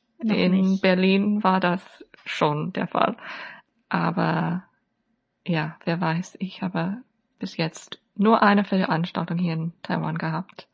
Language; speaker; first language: German; non-native, fluent; English